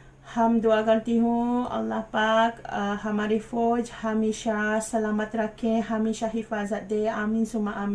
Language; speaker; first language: Hindi; non-native, learner; Malay